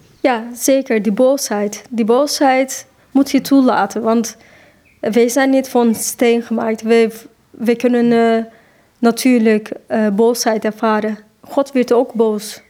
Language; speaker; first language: Dutch; non-native, fluent; Turkish